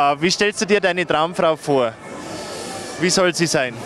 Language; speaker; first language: German; native; German